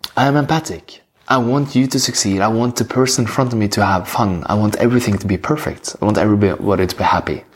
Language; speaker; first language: English; non-native, fluent; Norwegian